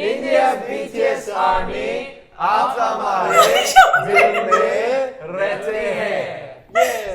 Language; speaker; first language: Hindi; non-native, learner; Korean